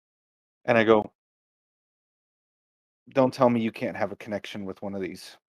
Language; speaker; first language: English; native; English